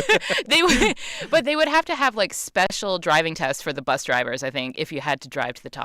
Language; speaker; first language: English; native; English